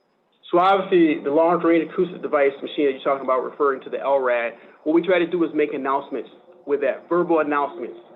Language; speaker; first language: English; native; English